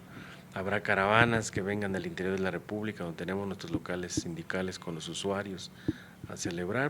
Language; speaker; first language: Spanish; native; Spanish